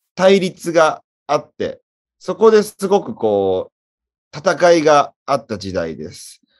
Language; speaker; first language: Japanese; native; Japanese